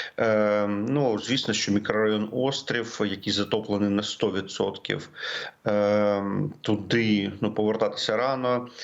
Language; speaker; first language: Ukrainian; native; Ukrainian